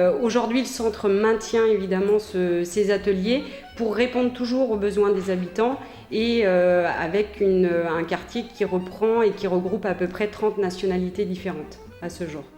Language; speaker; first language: French; native; French